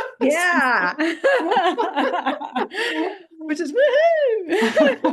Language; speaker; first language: English; native; English